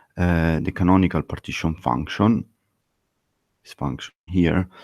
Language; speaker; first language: English; non-native, fluent; Italian